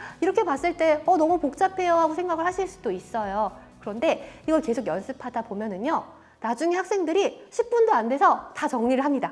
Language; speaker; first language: Korean; native; Korean